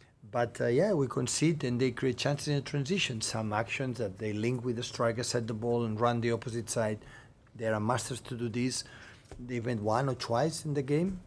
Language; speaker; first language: English; non-native, fluent; Catalan